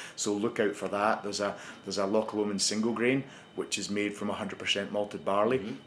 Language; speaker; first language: English; native; English